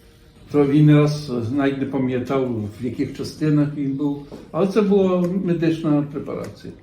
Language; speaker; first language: Ukrainian; early bilingual, heritage; Ukrainian